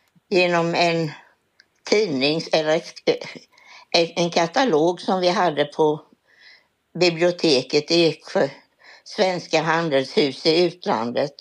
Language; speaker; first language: Swedish; native; Swedish